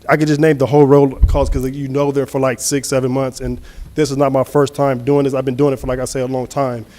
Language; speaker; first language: English; native; English